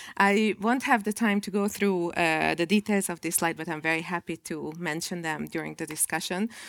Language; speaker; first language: English; non-native, fluent; Hungarian